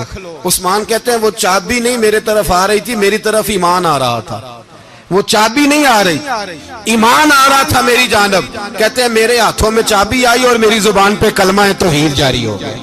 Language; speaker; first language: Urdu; non-native, local second language; Punjabi